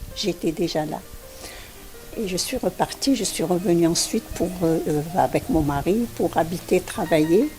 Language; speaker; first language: French; non-native, local second language; Arabic